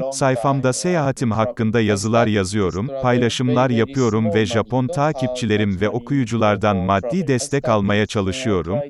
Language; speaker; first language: English; non-native, fluent; Japanese